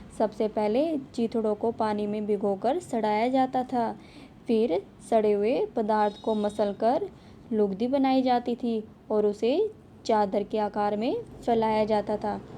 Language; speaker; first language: Hindi; native; Hindi